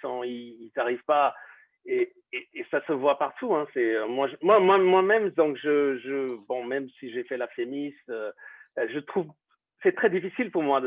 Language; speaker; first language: French; non-native, fluent; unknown